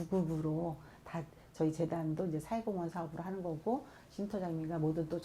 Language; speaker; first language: Korean; native; Korean